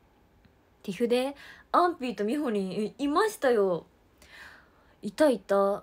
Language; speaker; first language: Japanese; native; Japanese